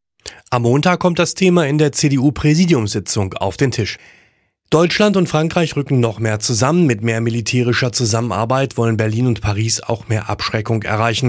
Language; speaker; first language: German; native; German